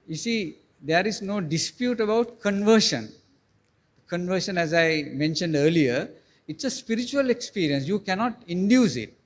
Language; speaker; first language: English; non-native, local second language; Sinhala